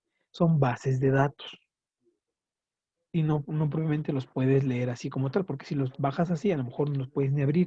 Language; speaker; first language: Spanish; native; Spanish